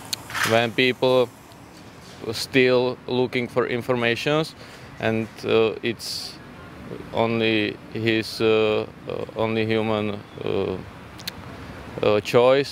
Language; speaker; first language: English; non-native, learner; Slovak